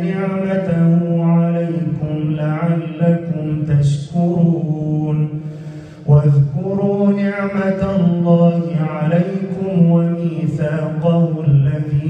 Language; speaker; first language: Arabic; native; Arabic